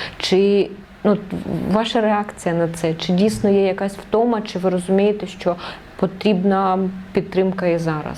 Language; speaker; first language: Ukrainian; native; Ukrainian